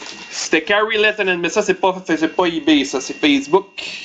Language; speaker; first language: French; native; French